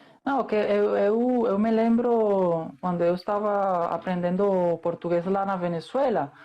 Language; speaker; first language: Portuguese; non-native, fluent; Spanish